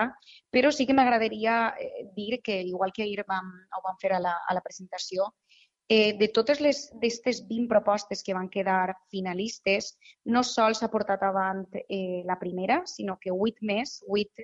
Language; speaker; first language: Catalan; native; Catalan